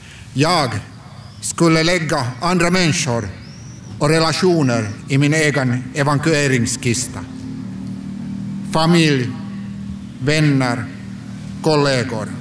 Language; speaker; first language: Swedish; non-native, local second language; Finnish